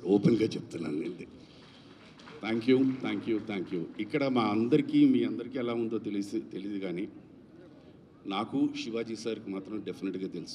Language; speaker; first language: Telugu; native; Telugu